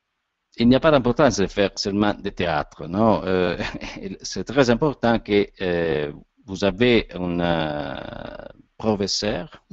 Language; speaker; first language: French; non-native, learner; Italian